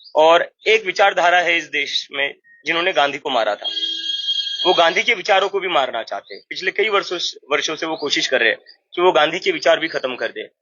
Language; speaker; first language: Hindi; non-native, local second language; Marathi